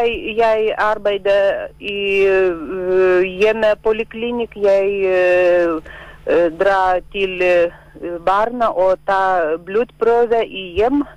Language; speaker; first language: Norwegian; non-native, learner; Lithuanian